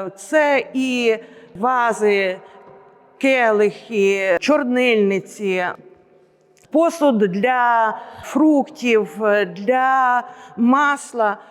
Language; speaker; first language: Ukrainian; native; Ukrainian